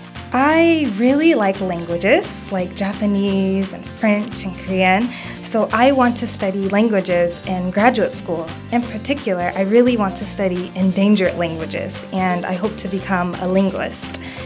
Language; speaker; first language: English; native; English